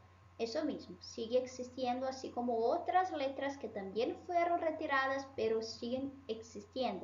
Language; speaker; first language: Spanish; non-native, fluent; Portuguese